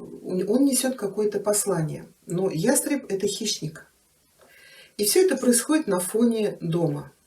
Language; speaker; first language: Russian; native; Russian